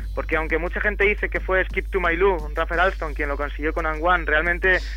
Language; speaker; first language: Spanish; native; Spanish